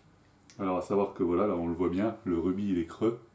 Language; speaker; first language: French; native; French